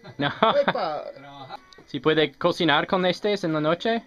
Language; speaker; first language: Spanish; non-native, learner; English